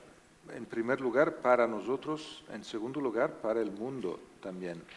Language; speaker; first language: Spanish; non-native, learner; Italian